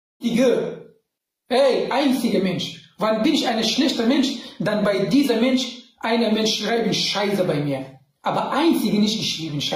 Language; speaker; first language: German; non-native, learner; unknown